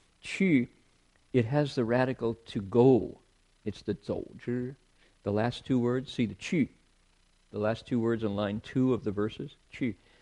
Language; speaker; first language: English; native; English